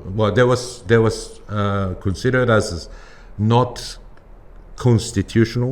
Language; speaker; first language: English; non-native, fluent; Japanese